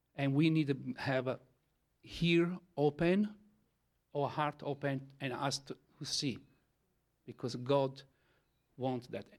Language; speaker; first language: English; non-native, learner; Italian